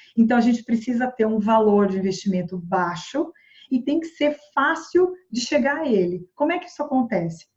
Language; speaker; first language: Portuguese; native; Portuguese